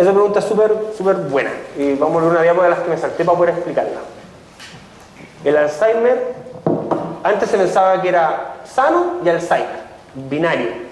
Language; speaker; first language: Spanish; native; Spanish